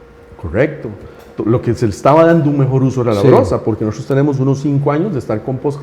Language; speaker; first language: Spanish; native; Spanish